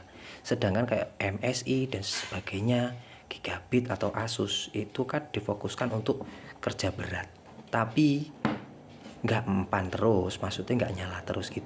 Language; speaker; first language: Indonesian; native; Indonesian